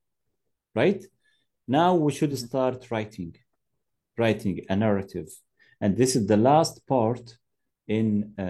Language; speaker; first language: English; non-native, fluent; Arabic